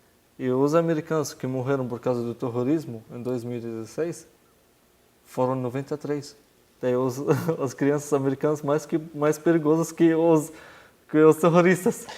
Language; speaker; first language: Portuguese; non-native, fluent; Arabic